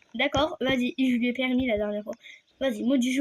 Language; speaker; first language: French; native; French